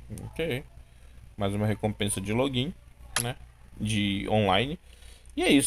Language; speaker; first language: Portuguese; native; Portuguese